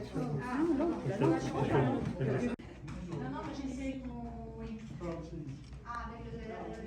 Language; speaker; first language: French; non-native, fluent; Romanian